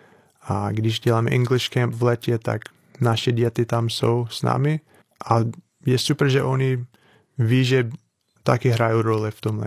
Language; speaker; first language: Czech; non-native, fluent; English